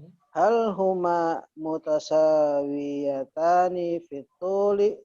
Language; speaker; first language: Arabic; non-native, learner; Indonesian